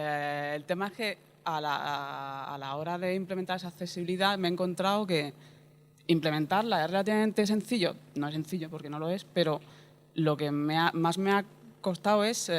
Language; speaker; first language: Spanish; native; Spanish